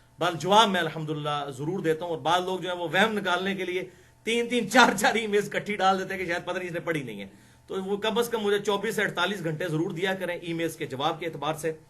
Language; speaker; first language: Urdu; non-native, local second language; Punjabi